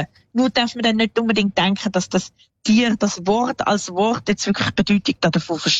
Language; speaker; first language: German; native; German